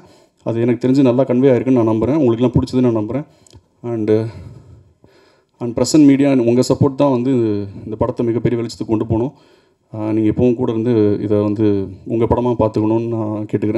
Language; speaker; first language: Tamil; native; Tamil